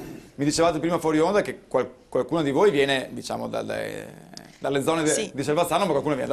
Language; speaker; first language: Italian; native; Italian